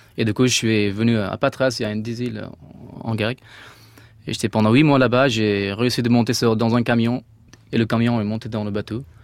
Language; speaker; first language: French; non-native, fluent; Persian